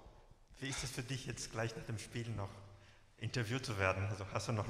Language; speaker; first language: German; native; German